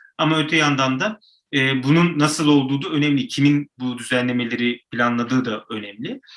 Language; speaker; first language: Turkish; native; Turkish